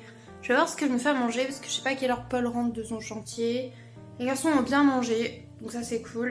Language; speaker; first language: French; native; French